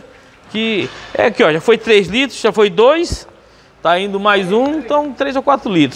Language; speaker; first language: Portuguese; native; Portuguese